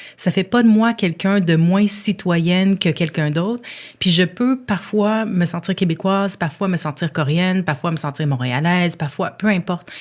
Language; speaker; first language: French; native; French